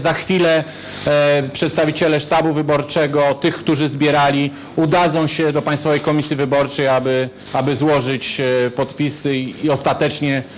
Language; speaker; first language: Polish; native; Polish